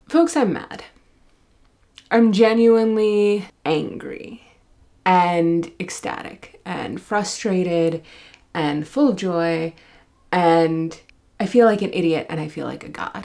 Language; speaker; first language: English; native; English